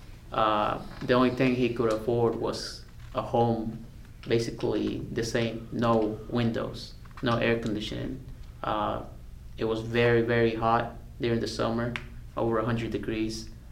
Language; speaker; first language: English; early bilingual, other home language; Spanish